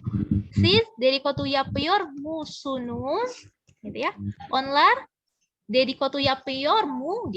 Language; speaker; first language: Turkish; non-native, fluent; Indonesian